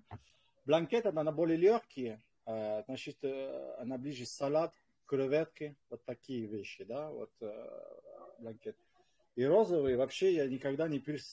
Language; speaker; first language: Russian; non-native, fluent; French